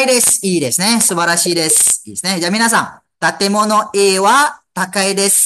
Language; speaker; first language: Japanese; non-native, fluent; Malay